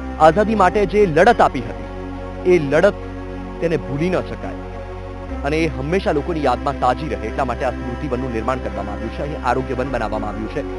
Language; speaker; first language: Gujarati; native; Gujarati